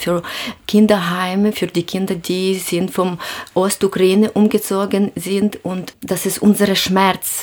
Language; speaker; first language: German; non-native, learner; Ukrainian